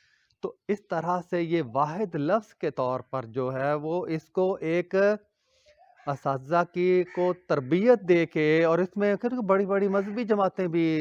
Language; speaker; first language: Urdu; non-native, local second language; Punjabi